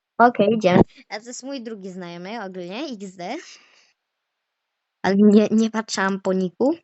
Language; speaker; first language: Polish; native; Polish